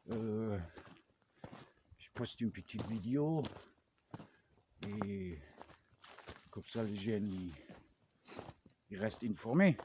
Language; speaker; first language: French; non-native, fluent; German